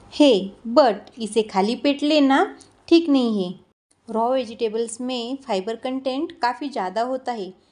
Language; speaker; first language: Hindi; non-native, local second language; Marathi